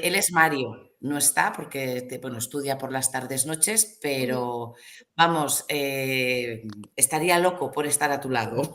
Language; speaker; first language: Spanish; native; Spanish